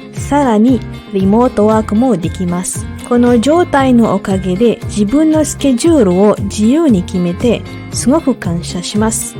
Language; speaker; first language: Japanese; non-native, fluent; Malay